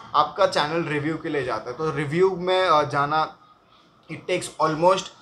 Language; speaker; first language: Hindi; non-native, local second language; Marathi